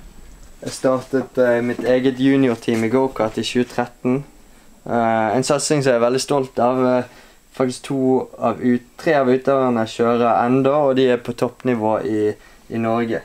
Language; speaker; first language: Norwegian; native; Norwegian